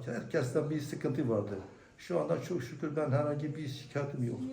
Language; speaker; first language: Turkish; non-native, local second language; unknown